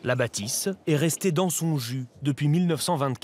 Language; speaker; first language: French; native; French